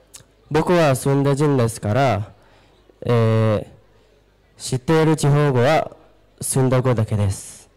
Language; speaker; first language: Japanese; non-native, learner; Sundanese